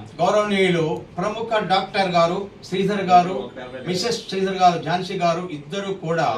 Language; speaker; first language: Telugu; native; Telugu